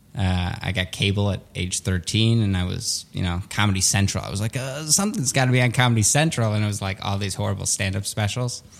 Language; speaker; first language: English; early bilingual, other home language; Russian